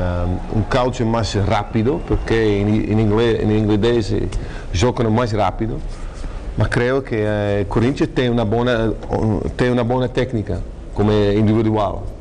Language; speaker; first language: Italian; non-native, fluent; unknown